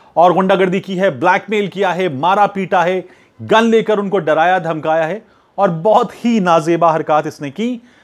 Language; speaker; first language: Urdu; native; Urdu